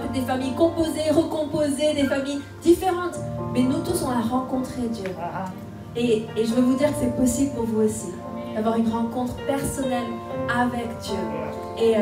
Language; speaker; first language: French; native; French